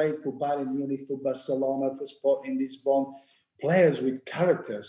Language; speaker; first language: English; non-native, fluent; Bulgarian